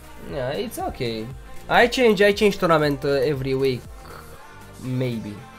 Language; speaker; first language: English; non-native, learner; Romanian